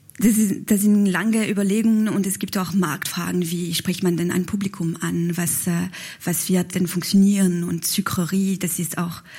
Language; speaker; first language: German; non-native, local second language; French